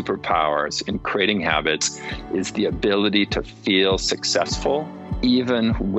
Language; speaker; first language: English; native; English